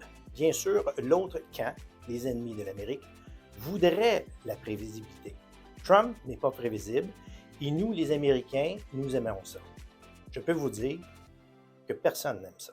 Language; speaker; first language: French; native; French